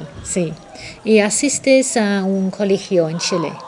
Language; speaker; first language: Spanish; non-native, fluent; English